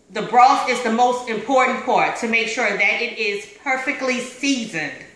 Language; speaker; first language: English; native; English